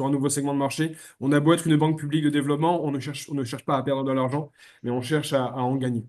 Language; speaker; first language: French; native; French